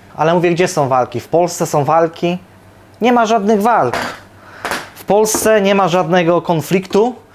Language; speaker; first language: Polish; native; Polish